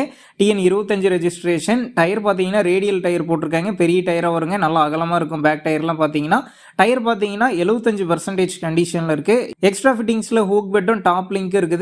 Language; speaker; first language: Tamil; native; Tamil